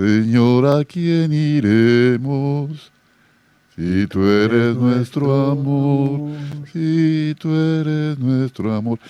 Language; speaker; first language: Spanish; native; Spanish